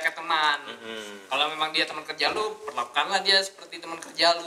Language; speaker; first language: Indonesian; native; Indonesian